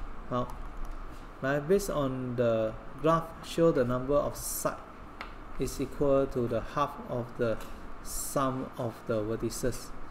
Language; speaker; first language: English; non-native, local second language; Chinese